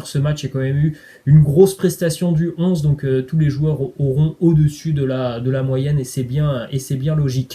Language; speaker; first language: French; native; French